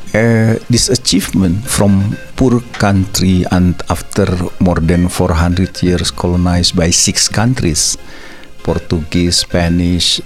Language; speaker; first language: English; non-native, learner; Indonesian